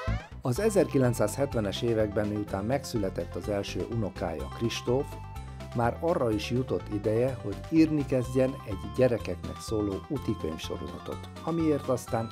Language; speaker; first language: Hungarian; native; Hungarian